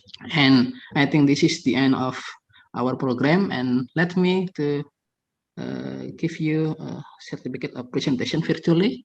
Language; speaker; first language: English; non-native, fluent; Indonesian